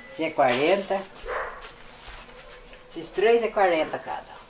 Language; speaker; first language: Portuguese; native; Portuguese